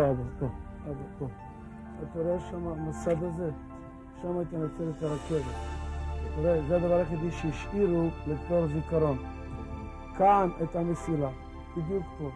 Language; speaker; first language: Hebrew; non-native, fluent; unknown